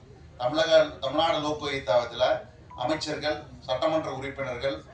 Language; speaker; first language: Tamil; native; Tamil